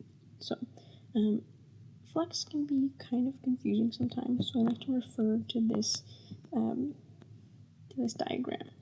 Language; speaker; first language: English; native; English